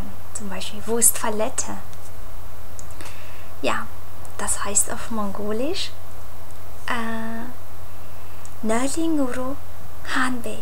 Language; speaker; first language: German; non-native, fluent; Mongolian